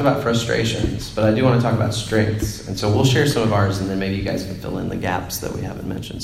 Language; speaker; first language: English; native; English